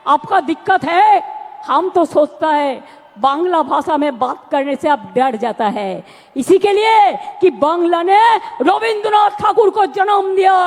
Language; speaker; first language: Hindi; non-native, local second language; Bangla